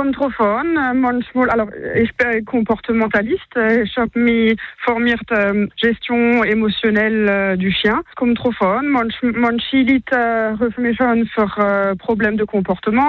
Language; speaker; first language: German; non-native, local second language; French